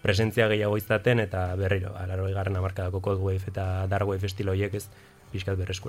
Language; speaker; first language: Basque; non-native, local second language; Spanish